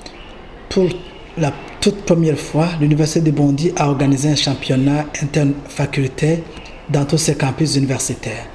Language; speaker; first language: French; non-native, local second language; Rundi